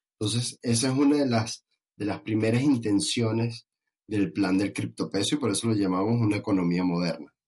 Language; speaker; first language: Spanish; native; Spanish